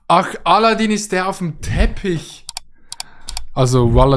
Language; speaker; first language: German; native; German